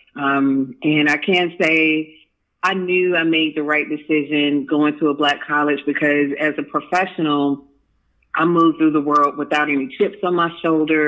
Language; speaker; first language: English; native; English